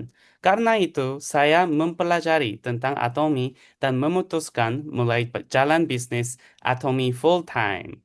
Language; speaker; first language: Indonesian; non-native, fluent; Korean